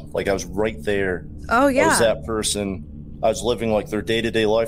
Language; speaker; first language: English; native; English